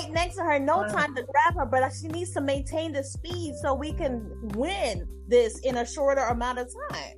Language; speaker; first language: English; non-native, local second language; Jamaican Creole English